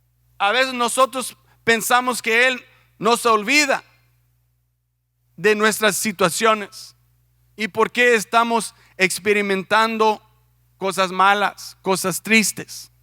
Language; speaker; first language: Spanish; non-native, fluent; English